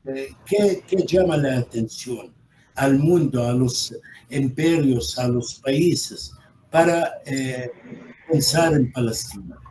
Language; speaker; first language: Spanish; non-native, fluent; Arabic